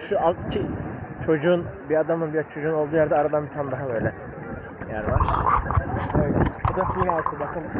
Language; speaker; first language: Turkish; early bilingual, heritage; Turkish